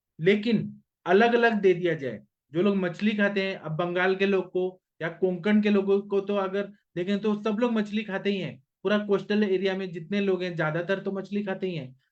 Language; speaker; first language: Hindi; non-native, local second language; Marathi